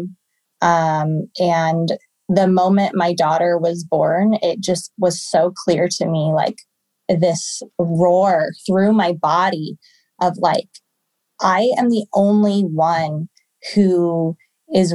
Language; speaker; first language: English; native; English